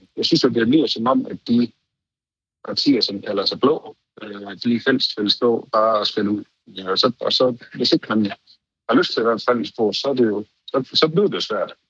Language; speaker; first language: Danish; native; Danish